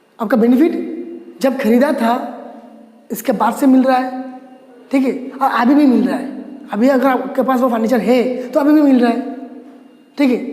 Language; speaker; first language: Hindi; non-native, local second language; Bangla